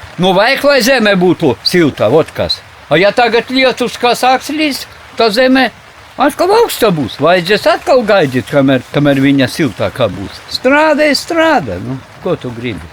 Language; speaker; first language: Latvian; non-native, local second language; Russian